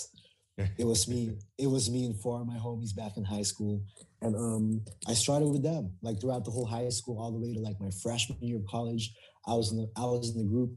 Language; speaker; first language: English; early bilingual, other home language; Filipino